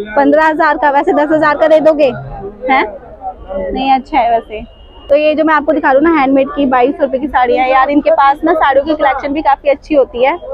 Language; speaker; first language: Hindi; native; Hindi